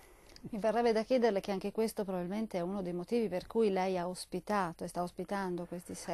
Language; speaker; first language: Italian; native; Italian